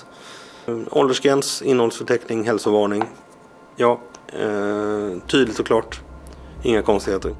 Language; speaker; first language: Swedish; native; Swedish